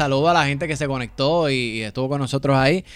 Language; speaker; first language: Spanish; native; Spanish